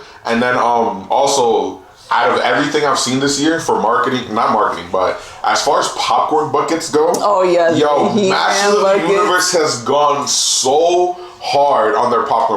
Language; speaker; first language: English; native; English